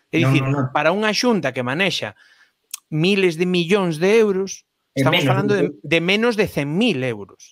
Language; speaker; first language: Galician; non-native, local second language; Spanish